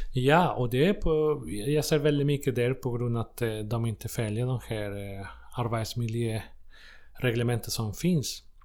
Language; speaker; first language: Swedish; non-native, fluent; Spanish